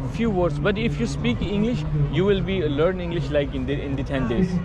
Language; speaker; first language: English; non-native, learner; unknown